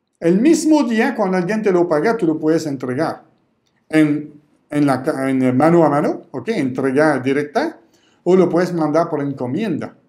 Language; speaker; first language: Spanish; non-native, fluent; French